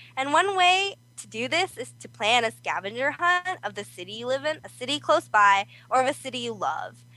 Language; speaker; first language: English; early bilingual, other home language; Korean